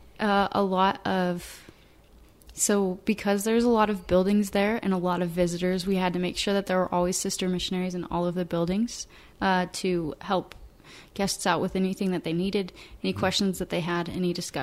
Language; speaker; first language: English; native; English